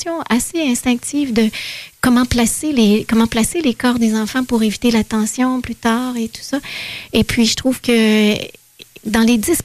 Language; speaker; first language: French; native; French